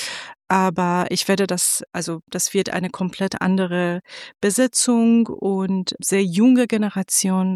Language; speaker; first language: German; non-native, fluent; Persian